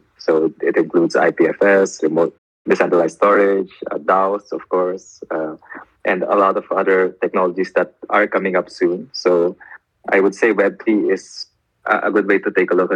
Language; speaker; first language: English; non-native, local second language; Filipino